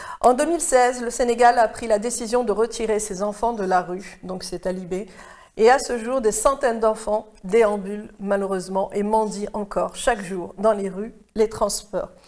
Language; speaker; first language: French; native; French